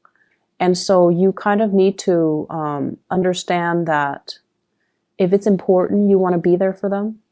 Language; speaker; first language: English; native; English